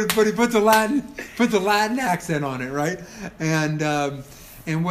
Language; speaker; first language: English; native; English